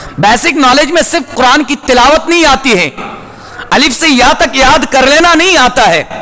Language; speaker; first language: Urdu; native; Urdu